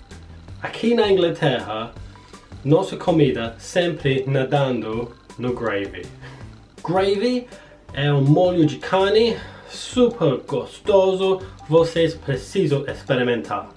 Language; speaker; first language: Portuguese; non-native, learner; English